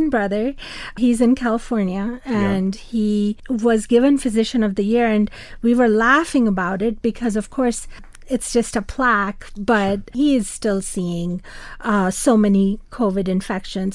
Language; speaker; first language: English; non-native, local second language; Urdu